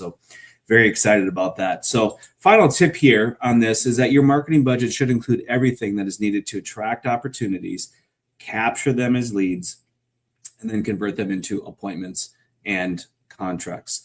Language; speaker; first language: English; native; English